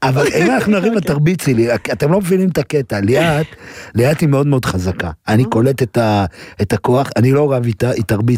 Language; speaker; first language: Hebrew; native; Hebrew